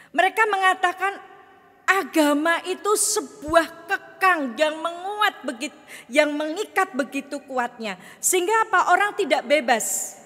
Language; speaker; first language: Indonesian; native; Indonesian